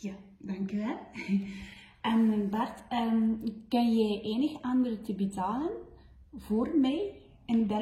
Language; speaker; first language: Dutch; non-native, fluent; Tibetan